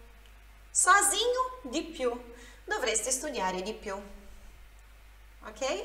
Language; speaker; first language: Italian; non-native, fluent; Portuguese